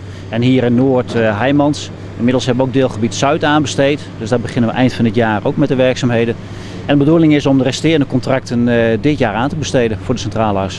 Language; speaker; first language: Dutch; native; Dutch